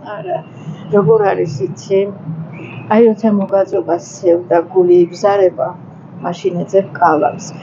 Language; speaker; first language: Georgian; native; Georgian